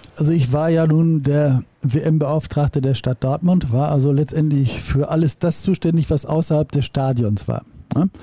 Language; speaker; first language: German; native; German